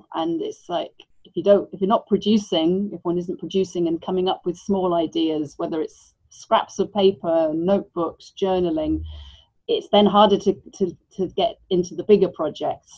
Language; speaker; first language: English; native; English